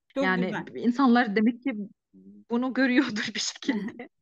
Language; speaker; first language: Turkish; non-native, fluent; Arabic